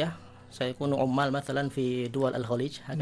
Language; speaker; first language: Arabic; non-native, fluent; Indonesian